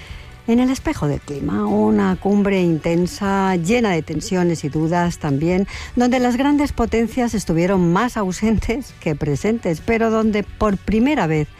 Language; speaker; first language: Spanish; native; Spanish